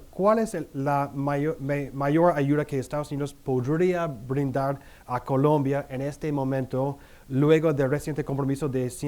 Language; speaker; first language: Spanish; non-native, fluent; English